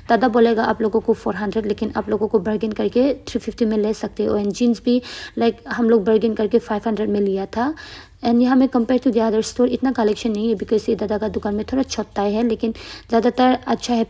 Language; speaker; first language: Hindi; non-native, local second language; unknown